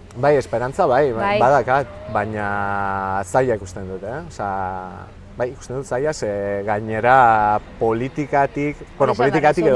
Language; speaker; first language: Basque; non-native, fluent; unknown